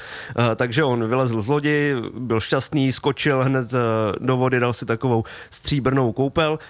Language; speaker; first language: Czech; native; Czech